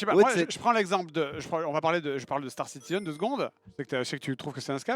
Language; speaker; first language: French; native; French